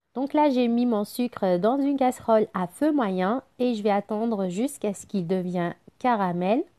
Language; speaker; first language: French; non-native, local second language; Arabic